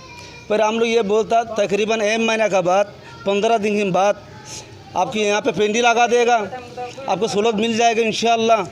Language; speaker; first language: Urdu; non-native, local second language; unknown